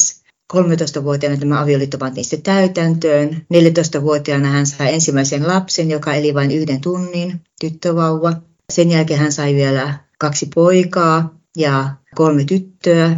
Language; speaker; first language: Finnish; native; Finnish